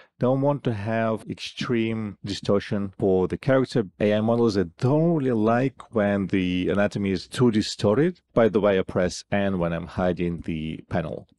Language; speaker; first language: English; non-native, fluent; Russian